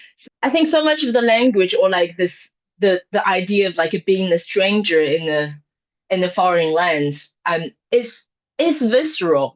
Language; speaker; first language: English; non-native, fluent; Chinese